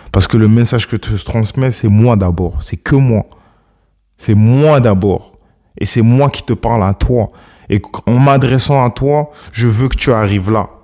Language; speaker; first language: French; early bilingual, other home language; Akan